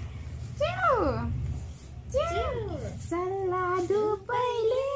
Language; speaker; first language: Chinese; non-native, learner; Nepali